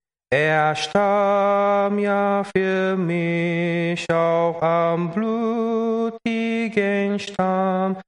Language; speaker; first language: German; non-native, learner; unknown